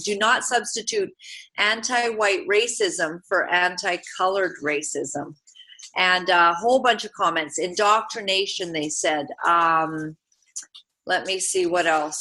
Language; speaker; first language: English; native; English